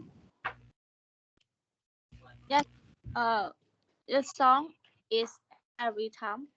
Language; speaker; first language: English; non-native, learner; Vietnamese